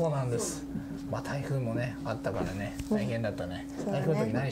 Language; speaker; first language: Japanese; native; Japanese